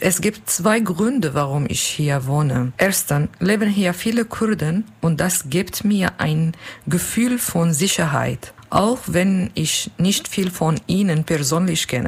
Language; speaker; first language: German; non-native, learner; Kurdish